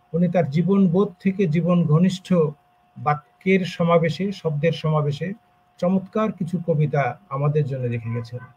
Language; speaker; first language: Bangla; native; Bangla